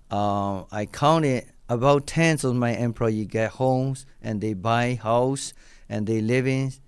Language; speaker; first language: English; non-native, learner; Burmese